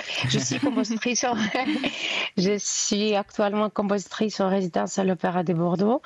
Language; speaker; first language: French; non-native, fluent; Greek